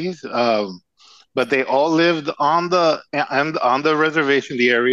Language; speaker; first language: English; non-native, fluent; Spanish